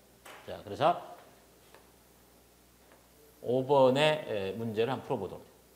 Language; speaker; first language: Korean; native; Korean